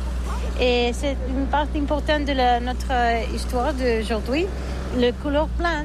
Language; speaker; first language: French; non-native, learner; Catalan